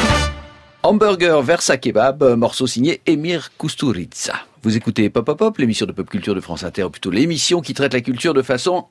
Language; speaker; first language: French; native; French